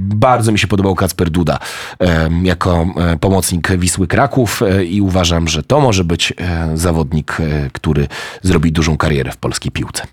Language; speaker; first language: Polish; native; Polish